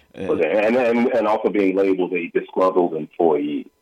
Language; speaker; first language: English; native; English